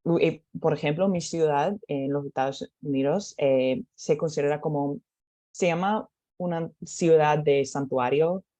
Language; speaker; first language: Spanish; non-native, learner; English